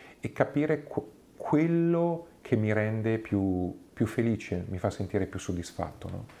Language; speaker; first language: Italian; native; Italian